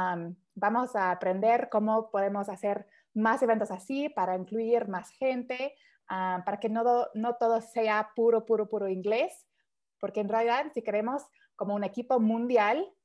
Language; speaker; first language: Spanish; early bilingual, heritage; Spanish